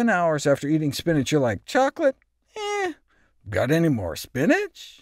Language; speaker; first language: English; native; English